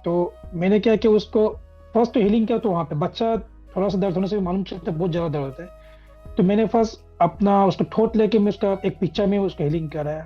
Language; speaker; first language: Hindi; non-native, local second language; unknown